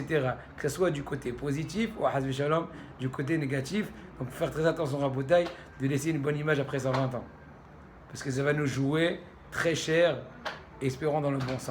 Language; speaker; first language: French; native; French